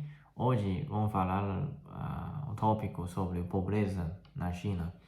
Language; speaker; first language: Portuguese; non-native, fluent; Chinese